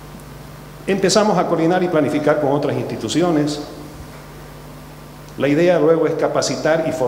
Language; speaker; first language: Spanish; native; Spanish